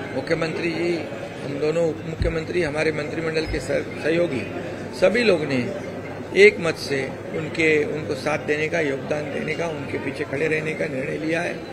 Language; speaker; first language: Hindi; non-native, local second language; Marathi